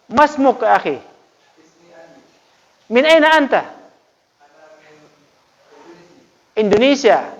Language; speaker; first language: Arabic; non-native, fluent; Indonesian